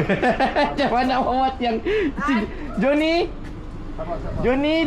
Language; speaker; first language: Malay; native; Malay